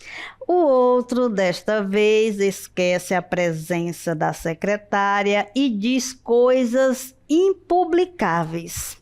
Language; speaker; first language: Portuguese; native; Portuguese